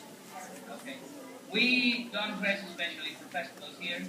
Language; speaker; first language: English; non-native, fluent; Spanish